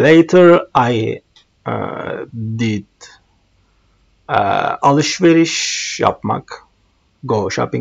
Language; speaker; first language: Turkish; non-native, fluent; Arabic